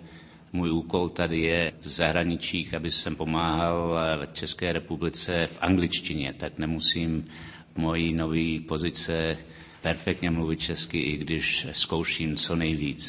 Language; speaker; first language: Czech; early bilingual, heritage; Czech